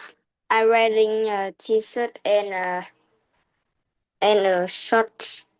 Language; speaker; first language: English; non-native, learner; Vietnamese